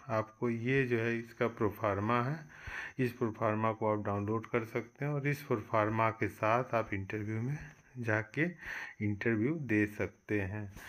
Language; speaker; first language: Hindi; native; Hindi